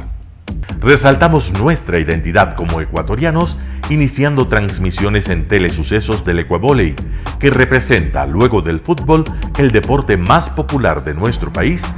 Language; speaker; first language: Spanish; native; Spanish